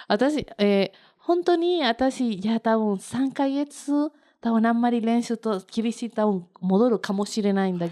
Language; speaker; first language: Japanese; non-native, learner; Spanish